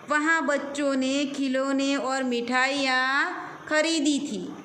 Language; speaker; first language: Hindi; non-native, local second language; Gujarati